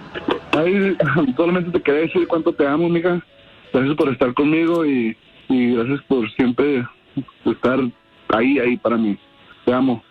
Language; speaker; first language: Spanish; native; Spanish